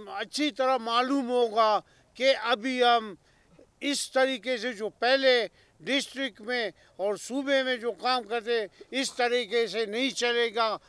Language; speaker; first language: Urdu; non-native, local second language; Baluchi